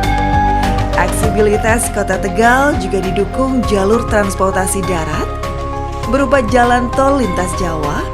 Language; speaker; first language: Indonesian; native; Indonesian